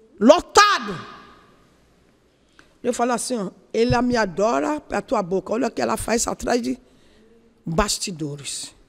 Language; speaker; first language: Portuguese; non-native, learner; Yoruba